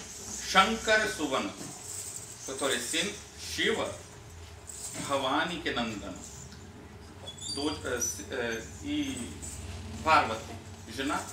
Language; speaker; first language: Russian; non-native, learner; Hindi